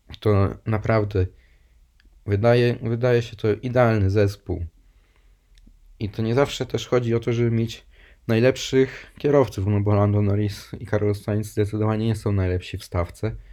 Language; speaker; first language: Polish; native; Polish